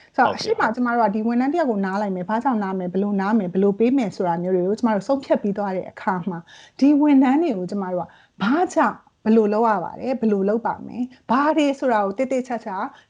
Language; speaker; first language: Burmese; native; Burmese